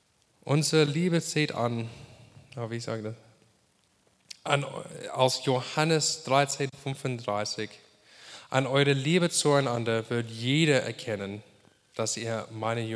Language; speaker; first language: German; non-native, fluent; English